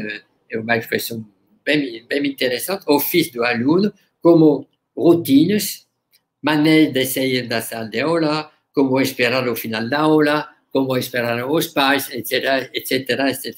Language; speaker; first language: Portuguese; non-native, fluent; French